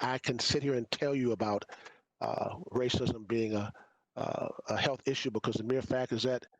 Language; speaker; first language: English; native; English